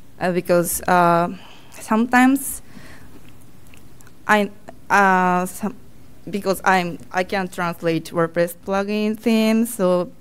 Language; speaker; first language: English; non-native, learner; Japanese